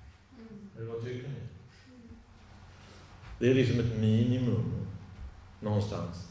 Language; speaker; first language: Swedish; native; Swedish